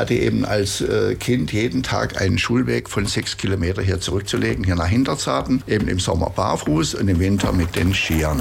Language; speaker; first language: German; native; German